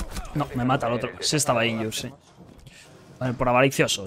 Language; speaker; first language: Spanish; native; Spanish